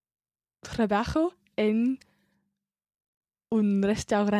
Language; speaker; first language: Spanish; non-native, learner; English